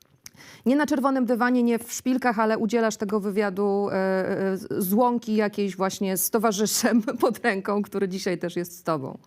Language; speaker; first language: Polish; native; Polish